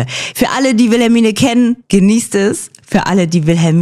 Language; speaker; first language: German; native; German